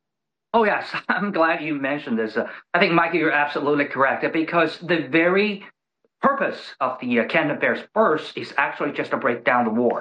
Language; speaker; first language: English; non-native, fluent; Chinese